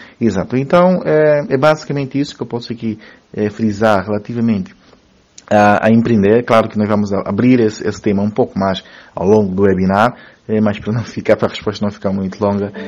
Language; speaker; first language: Portuguese; native; Portuguese